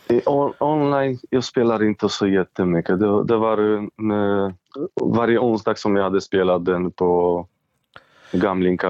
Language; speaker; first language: Swedish; non-native, fluent; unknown